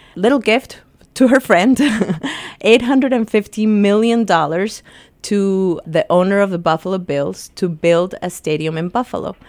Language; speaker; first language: English; early bilingual, other home language; Spanish